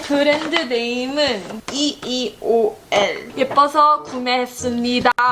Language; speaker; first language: Korean; early bilingual, heritage; English